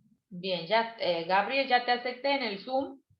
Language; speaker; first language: Spanish; native; Spanish